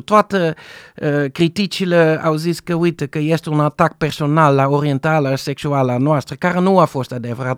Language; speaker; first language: Romanian; non-native, fluent; Dutch